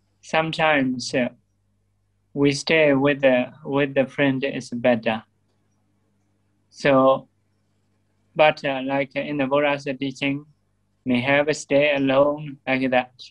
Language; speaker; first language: English; non-native, learner; Burmese